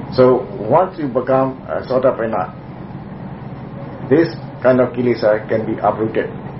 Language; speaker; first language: English; non-native, fluent; Burmese